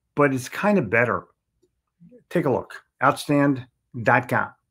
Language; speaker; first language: English; native; English